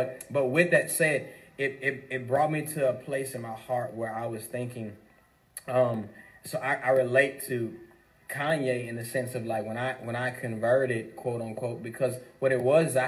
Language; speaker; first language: English; native; English